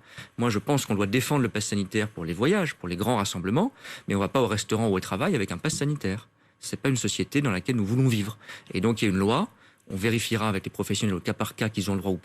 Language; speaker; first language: French; native; French